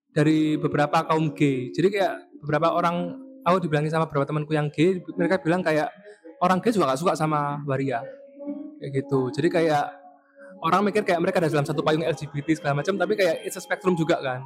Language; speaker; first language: Indonesian; native; Indonesian